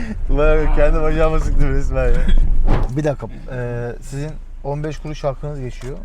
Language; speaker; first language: Turkish; native; Turkish